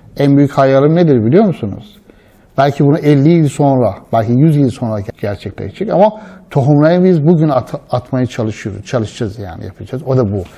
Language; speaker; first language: Turkish; non-native, fluent; Persian